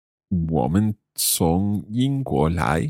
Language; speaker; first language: Chinese; non-native, learner; English